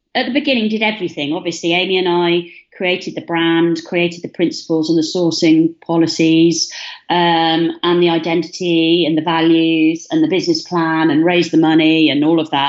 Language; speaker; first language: English; native; English